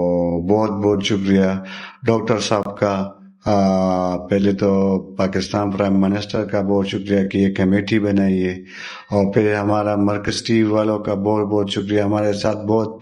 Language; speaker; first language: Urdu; non-native, local second language; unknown